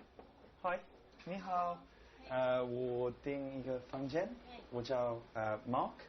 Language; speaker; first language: Chinese; non-native, learner; English